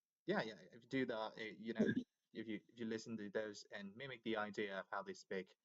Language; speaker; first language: English; non-native, fluent; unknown